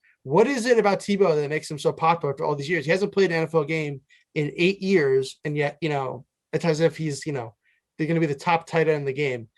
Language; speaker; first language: English; native; English